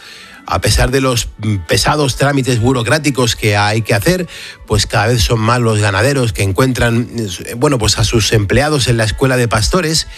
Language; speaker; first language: Spanish; native; Spanish